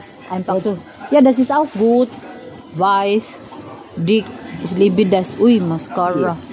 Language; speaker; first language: German; non-native, learner; Cebuano